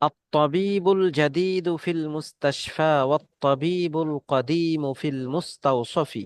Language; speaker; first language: Arabic; non-native, fluent; Bangla